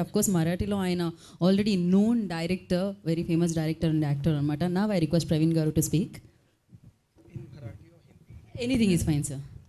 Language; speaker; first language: Telugu; native; Telugu